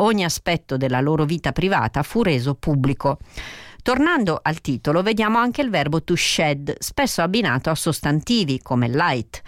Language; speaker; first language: Italian; native; Italian